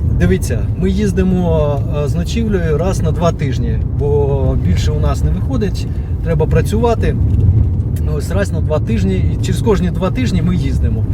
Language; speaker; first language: Ukrainian; native; Ukrainian